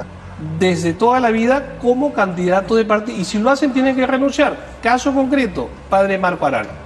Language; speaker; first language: Spanish; native; Spanish